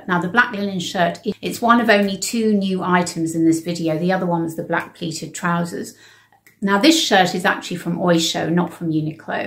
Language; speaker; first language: English; native; English